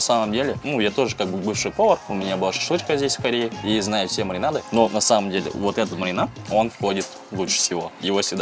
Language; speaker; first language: Russian; non-native, fluent; Korean